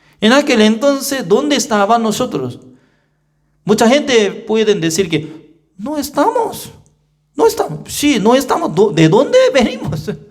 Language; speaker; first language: Spanish; non-native, fluent; Korean